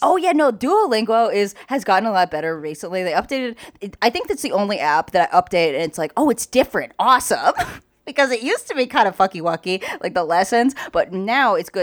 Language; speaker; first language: English; native; English